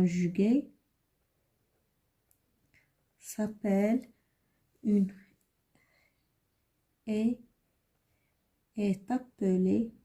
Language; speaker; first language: French; non-native, learner; Arabic